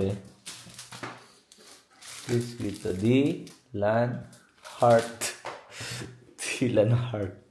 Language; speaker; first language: Italian; non-native, learner; Filipino